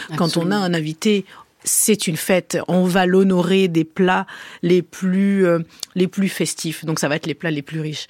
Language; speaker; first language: French; early bilingual, other home language; Arabic